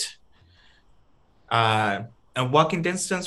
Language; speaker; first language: English; non-native, fluent; Spanish